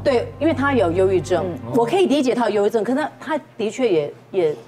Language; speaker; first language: Chinese; native; Chinese